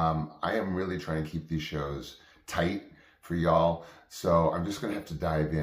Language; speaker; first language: English; native; English